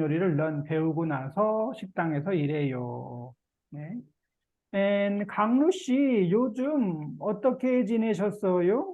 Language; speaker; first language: Korean; native; Korean